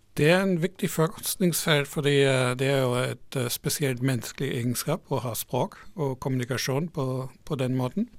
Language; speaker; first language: Norwegian; non-native, fluent; German